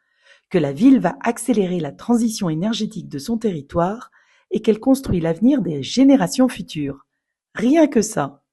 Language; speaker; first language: French; native; French